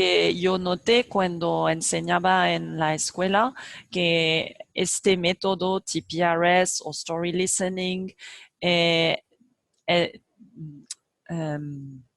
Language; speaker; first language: Spanish; non-native, fluent; French